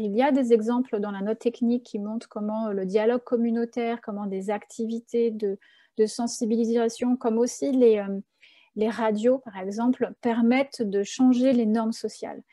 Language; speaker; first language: French; native; French